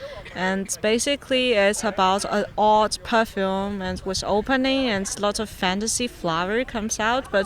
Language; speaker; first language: English; non-native, fluent; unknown